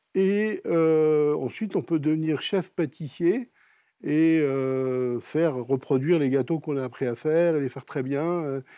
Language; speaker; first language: French; native; French